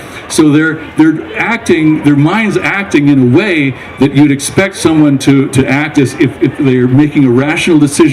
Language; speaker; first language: English; native; English